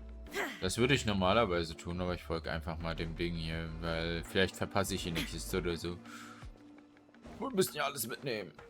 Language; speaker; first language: German; native; German